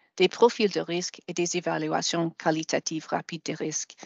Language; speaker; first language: French; non-native, fluent; English